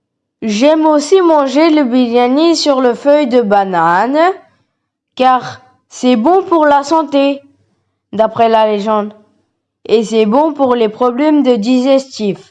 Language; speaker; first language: French; non-native, learner; Tamil